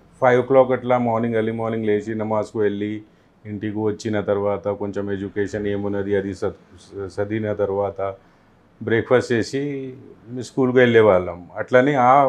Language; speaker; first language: Telugu; non-native, local second language; Urdu